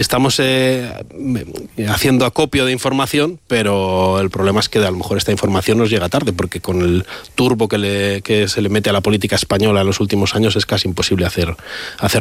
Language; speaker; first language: Spanish; native; Spanish